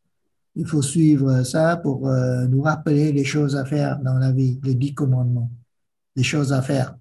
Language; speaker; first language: French; non-native, fluent; Vietnamese